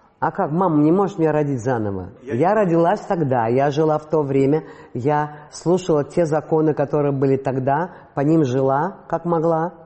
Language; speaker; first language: Russian; non-native, local second language; Latvian